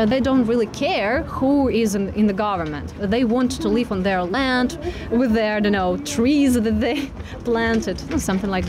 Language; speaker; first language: English; non-native, fluent; Russian